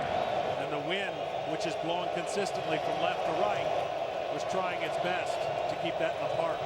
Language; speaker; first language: English; native; English